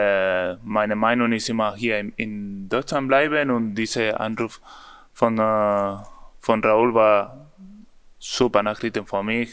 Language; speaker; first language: German; non-native, learner; Spanish